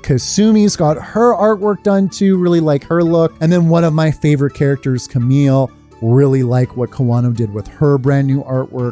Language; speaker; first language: English; native; English